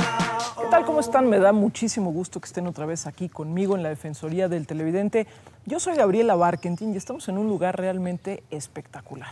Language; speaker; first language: Spanish; native; Spanish